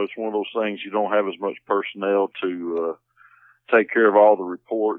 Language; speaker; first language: English; native; English